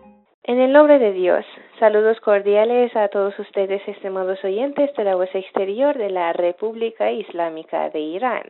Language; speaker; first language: Spanish; non-native, fluent; Persian